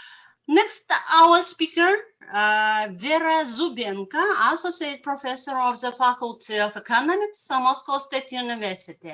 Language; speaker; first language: English; non-native, learner; Russian